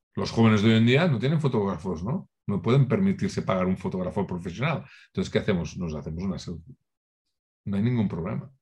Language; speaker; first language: Spanish; non-native, local second language; Catalan